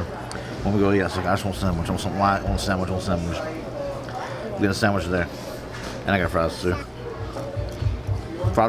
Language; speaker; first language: English; native; English